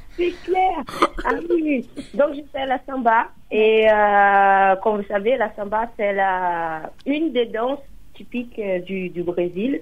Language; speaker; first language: French; non-native, fluent; Portuguese